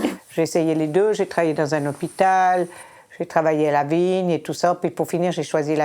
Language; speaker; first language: French; native; French